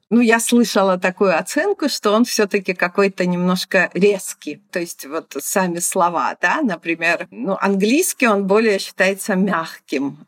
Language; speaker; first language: Russian; non-native, local second language; Georgian